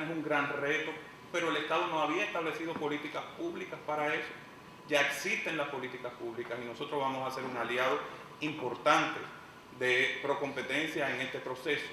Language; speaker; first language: Spanish; native; Spanish